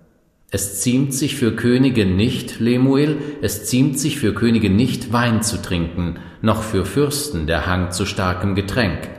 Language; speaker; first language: German; native; German